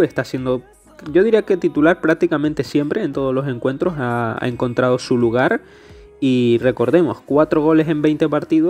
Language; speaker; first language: Spanish; native; Spanish